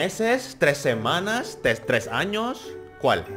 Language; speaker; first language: Spanish; non-native, learner; Indonesian